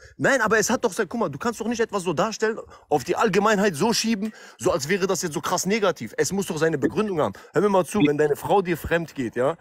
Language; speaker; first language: German; early bilingual, other home language; Kurdish